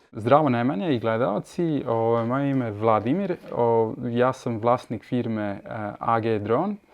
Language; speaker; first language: Serbian; early bilingual, heritage; Serbian